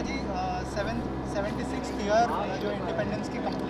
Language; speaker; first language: Hindi; native; Hindi